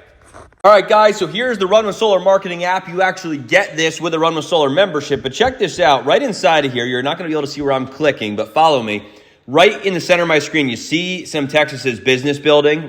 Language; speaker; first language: English; native; English